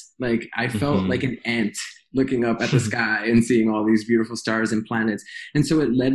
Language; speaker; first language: English; native; English